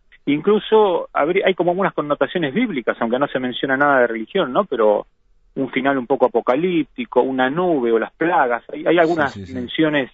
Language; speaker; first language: Spanish; native; Spanish